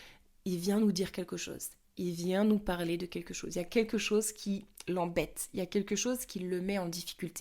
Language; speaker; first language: French; native; French